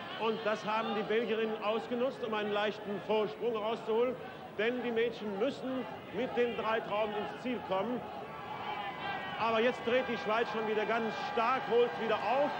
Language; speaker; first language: German; native; German